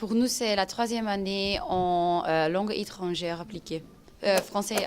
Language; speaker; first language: French; non-native, local second language; Dutch